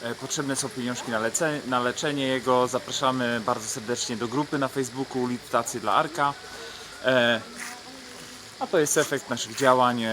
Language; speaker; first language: Polish; native; Polish